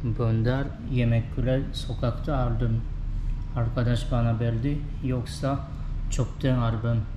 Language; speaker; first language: Turkish; non-native, learner; Japanese